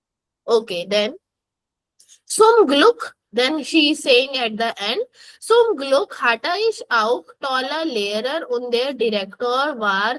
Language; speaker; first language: German; non-native, fluent; Hindi